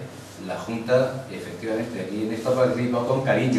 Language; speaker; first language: Spanish; native; Spanish